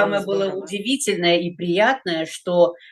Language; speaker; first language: Russian; native; Russian